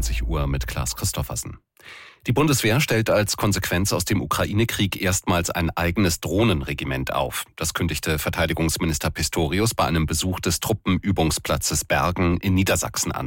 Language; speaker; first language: German; native; German